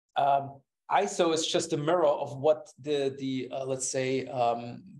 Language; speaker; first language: English; non-native, fluent; German